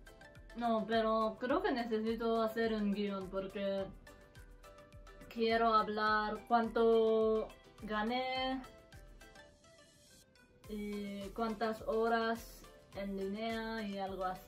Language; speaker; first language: Spanish; non-native, learner; Japanese